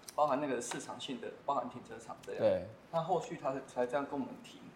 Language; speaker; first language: Chinese; native; Chinese